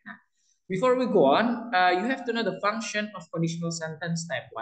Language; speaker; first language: English; non-native, fluent; Indonesian